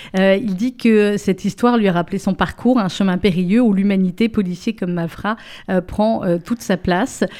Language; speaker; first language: French; native; French